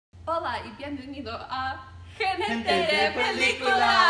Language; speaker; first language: Spanish; non-native, learner; English